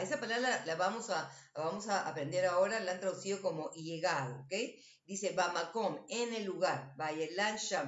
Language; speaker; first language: Spanish; native; Spanish